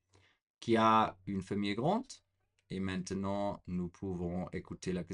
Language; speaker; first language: French; non-native, fluent; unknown